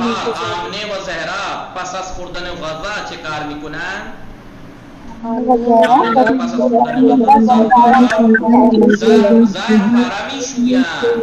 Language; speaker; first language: Persian; non-native, fluent; Urdu